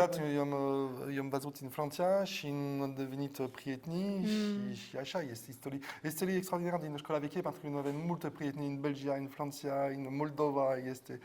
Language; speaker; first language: Romanian; non-native, learner; French